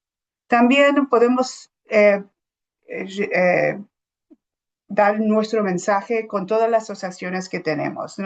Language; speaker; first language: Spanish; non-native, fluent; English